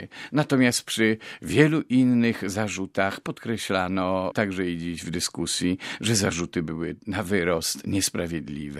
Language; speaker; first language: Polish; native; Polish